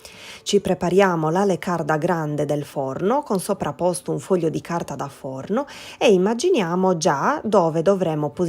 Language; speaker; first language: Italian; native; Italian